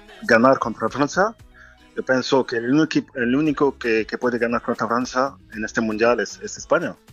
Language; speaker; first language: Spanish; non-native, fluent; French